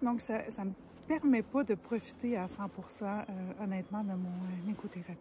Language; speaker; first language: French; native; French